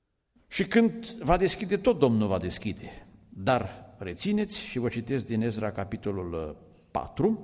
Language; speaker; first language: Romanian; native; Romanian